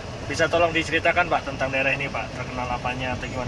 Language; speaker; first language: Indonesian; native; Indonesian